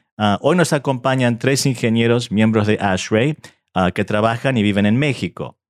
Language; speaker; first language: Spanish; early bilingual, heritage; Spanish